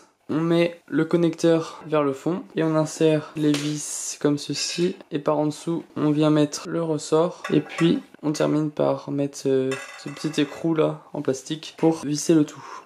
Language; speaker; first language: French; native; French